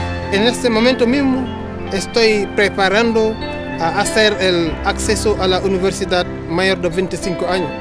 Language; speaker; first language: Spanish; non-native, fluent; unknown